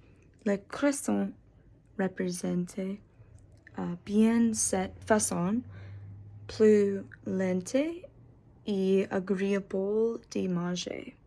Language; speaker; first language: French; non-native, learner; English